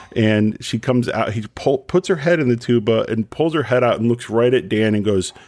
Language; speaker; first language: English; native; English